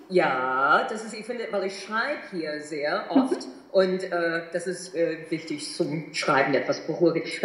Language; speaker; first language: German; non-native, fluent; English